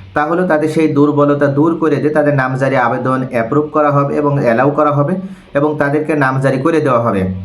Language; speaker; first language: Bangla; native; Bangla